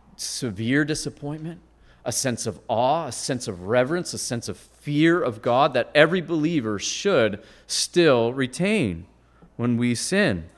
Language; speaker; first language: English; native; English